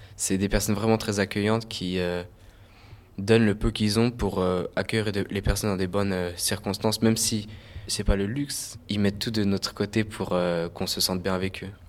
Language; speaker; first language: French; early bilingual, other home language; Romanian